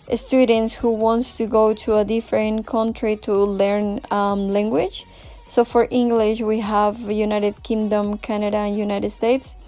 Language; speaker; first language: English; non-native, fluent; Spanish